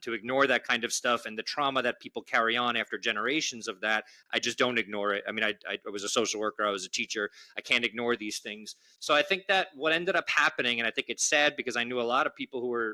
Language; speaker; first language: English; native; English